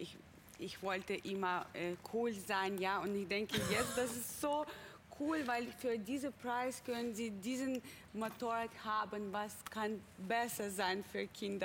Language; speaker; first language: German; non-native, fluent; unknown